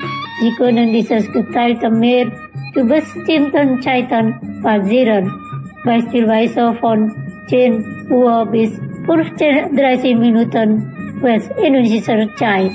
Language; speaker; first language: German; non-native, learner; Indonesian